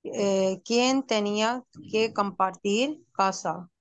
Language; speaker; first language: Spanish; non-native, learner; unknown